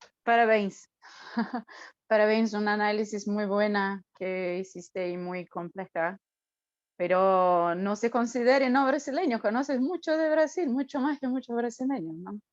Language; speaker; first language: Spanish; non-native, fluent; Portuguese